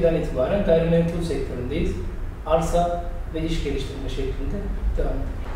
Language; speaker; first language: Turkish; native; Turkish